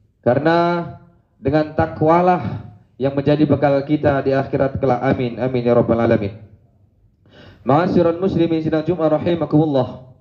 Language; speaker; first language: Indonesian; native; Indonesian